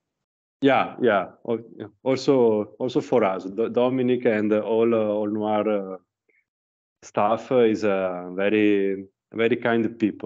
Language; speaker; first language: English; non-native, learner; Italian